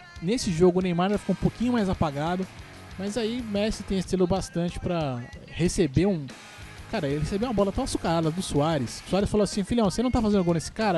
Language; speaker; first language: Portuguese; native; Portuguese